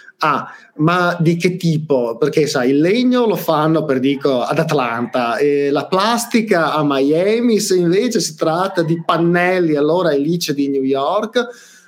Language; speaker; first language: Italian; native; Italian